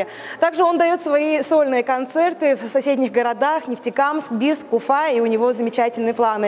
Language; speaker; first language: Russian; native; Russian